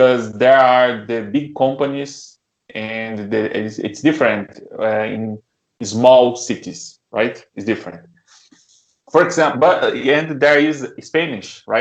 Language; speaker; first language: English; non-native, learner; Portuguese